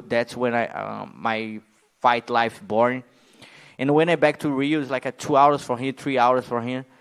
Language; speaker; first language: English; non-native, learner; Portuguese